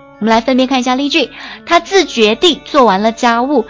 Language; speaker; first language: Chinese; native; Chinese